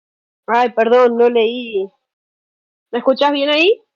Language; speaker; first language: Spanish; native; Spanish